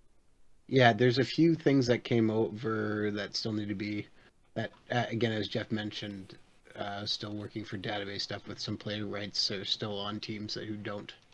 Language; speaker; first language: English; native; English